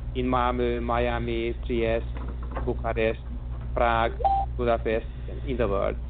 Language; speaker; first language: English; non-native, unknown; Hungarian